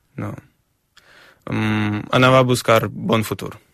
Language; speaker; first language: Catalan; non-native, fluent; Ukrainian